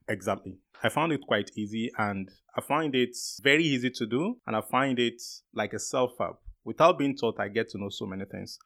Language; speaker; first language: English; non-native, local second language; Yoruba